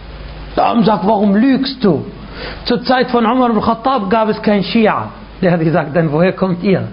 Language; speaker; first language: German; non-native, fluent; Arabic